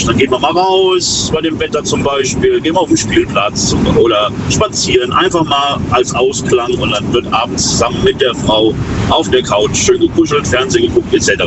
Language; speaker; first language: German; native; German